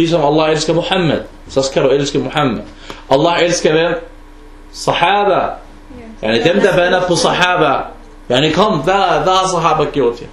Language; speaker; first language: Danish; non-native, fluent; Arabic